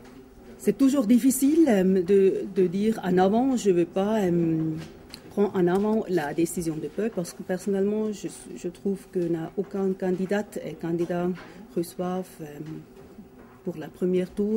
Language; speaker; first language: French; non-native, local second language; German